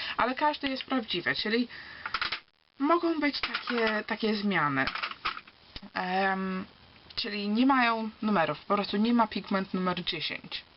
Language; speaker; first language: Polish; early bilingual, heritage; Polish